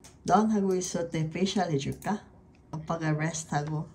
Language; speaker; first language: Korean; non-native, learner; Filipino